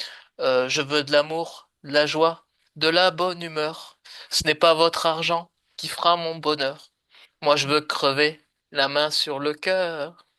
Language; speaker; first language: French; native; French